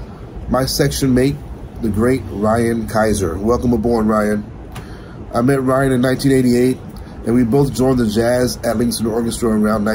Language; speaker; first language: English; native; English